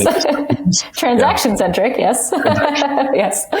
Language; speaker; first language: English; native; English